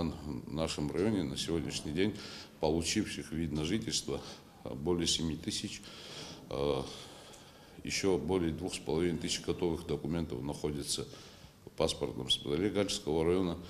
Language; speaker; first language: Russian; non-native, local second language; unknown